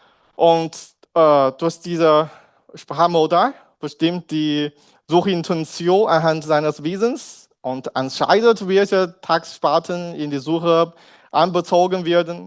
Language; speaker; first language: German; non-native, learner; Chinese